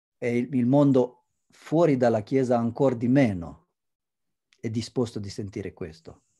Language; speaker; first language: Italian; non-native, fluent; Romanian